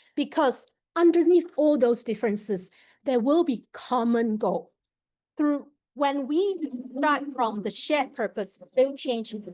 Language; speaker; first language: English; non-native, local second language; Chinese